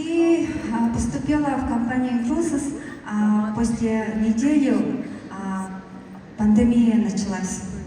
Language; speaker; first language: Russian; non-native, learner; Mongolian